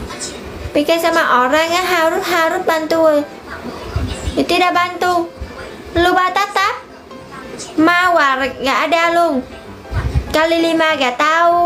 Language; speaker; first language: Indonesian; non-native, learner; Vietnamese